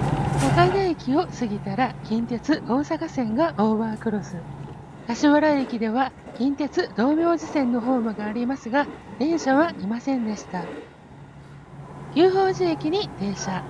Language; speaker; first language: Japanese; native; Japanese